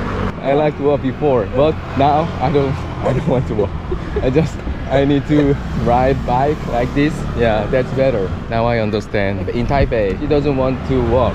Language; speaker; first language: English; non-native, learner; Korean